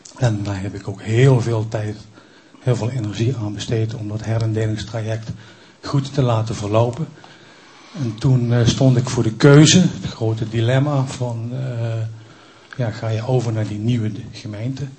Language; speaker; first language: Dutch; native; Dutch